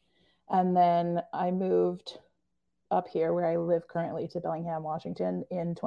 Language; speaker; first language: English; native; English